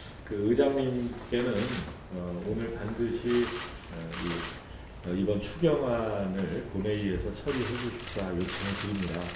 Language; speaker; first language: Korean; native; Korean